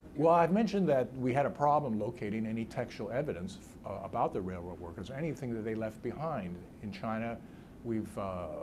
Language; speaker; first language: English; native; English